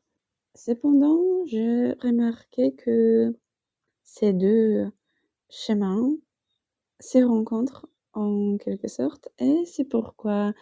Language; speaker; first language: French; non-native, fluent; Polish